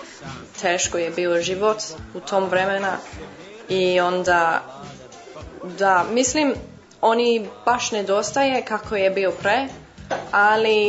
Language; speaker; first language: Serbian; early bilingual, heritage; English